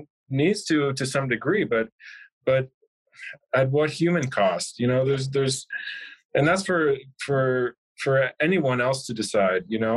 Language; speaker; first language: English; native; English